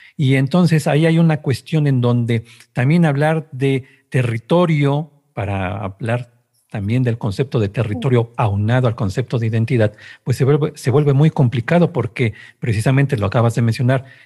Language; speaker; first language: Spanish; native; Spanish